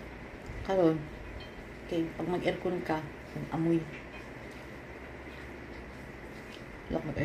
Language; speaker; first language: Filipino; non-native, local second language; Cebuano